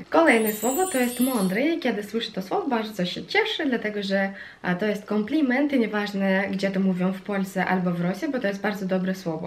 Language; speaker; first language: Polish; non-native, fluent; Russian